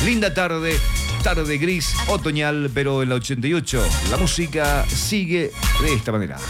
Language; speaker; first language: Spanish; native; Spanish